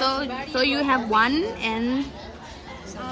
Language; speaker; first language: English; non-native, learner; Thai